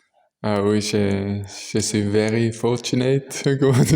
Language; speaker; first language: French; non-native, local second language; German